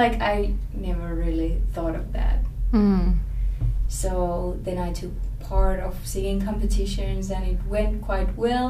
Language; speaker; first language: English; non-native, fluent; Finnish